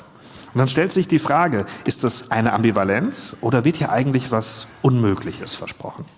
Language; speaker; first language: German; native; German